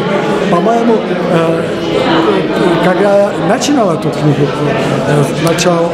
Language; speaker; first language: Russian; non-native, learner; Czech